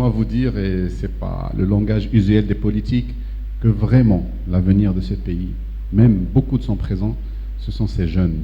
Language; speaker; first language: French; non-native, local second language; Arabic